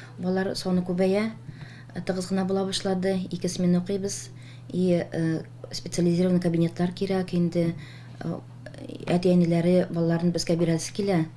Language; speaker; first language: Tatar; native; Tatar